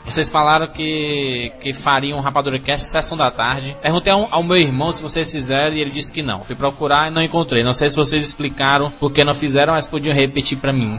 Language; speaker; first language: Portuguese; native; Portuguese